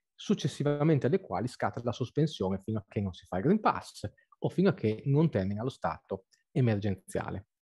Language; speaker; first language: Italian; native; Italian